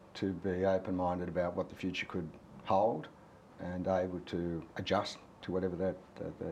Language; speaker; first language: English; native; English